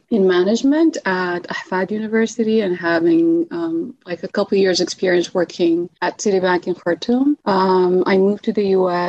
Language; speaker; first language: English; non-native, fluent; Arabic